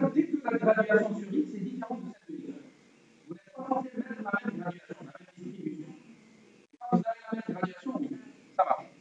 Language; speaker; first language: French; non-native, local second language; Arabic